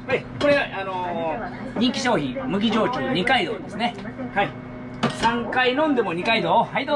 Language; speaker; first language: Japanese; native; Japanese